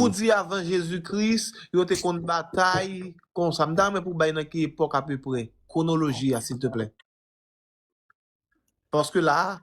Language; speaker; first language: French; non-native, local second language; Haitian Creole